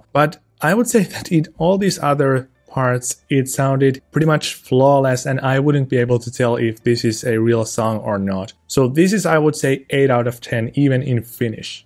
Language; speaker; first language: English; non-native, fluent; Finnish